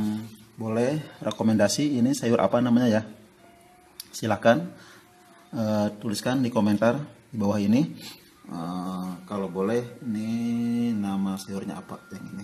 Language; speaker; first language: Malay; non-native, local second language; Sundanese